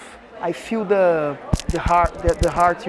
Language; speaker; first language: English; non-native, learner; Portuguese